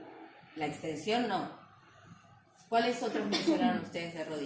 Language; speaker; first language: Spanish; native; Spanish